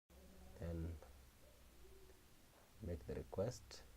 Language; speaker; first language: English; non-native, local second language; Swahili